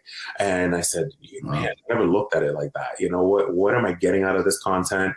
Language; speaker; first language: English; native; English